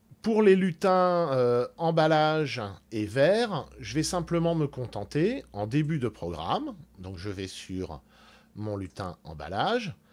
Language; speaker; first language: French; native; French